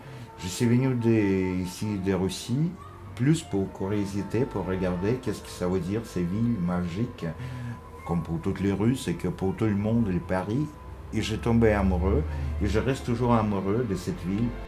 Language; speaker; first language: French; non-native, fluent; Russian